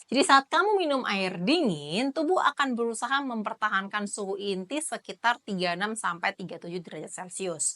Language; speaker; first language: Indonesian; native; Indonesian